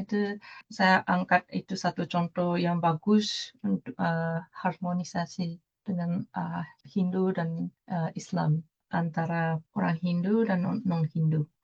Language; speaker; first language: Indonesian; non-native, fluent; Japanese